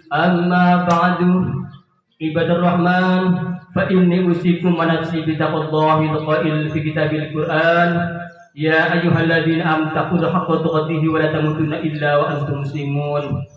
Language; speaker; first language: Indonesian; native; Indonesian